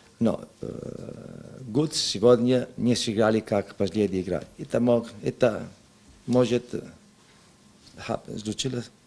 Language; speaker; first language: Russian; non-native, learner; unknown